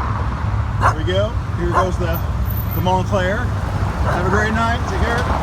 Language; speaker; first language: English; native; English